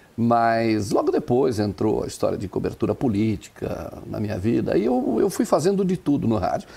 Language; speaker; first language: Portuguese; non-native, local second language; German